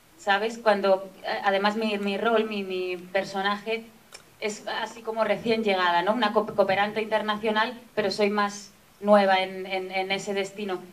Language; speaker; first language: Spanish; native; Spanish